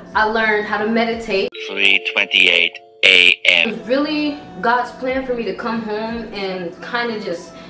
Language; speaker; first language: English; native; English